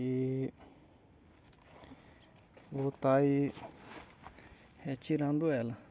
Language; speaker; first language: Portuguese; native; Portuguese